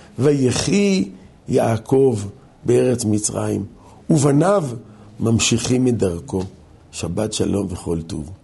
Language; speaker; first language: Hebrew; native; Hebrew